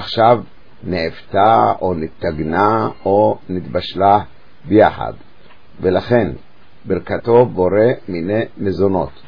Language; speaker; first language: Hebrew; native; Hebrew